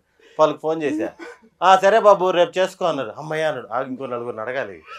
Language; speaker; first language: Telugu; native; Telugu